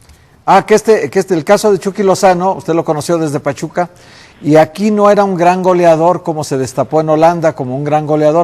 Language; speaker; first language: Spanish; native; Spanish